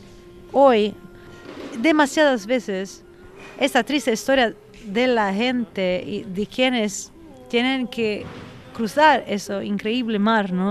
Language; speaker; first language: Spanish; non-native, fluent; Italian